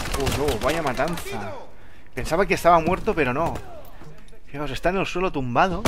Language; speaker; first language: Spanish; native; Spanish